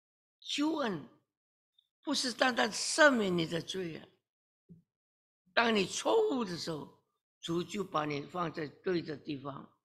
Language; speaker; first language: Chinese; early bilingual, heritage; Chinese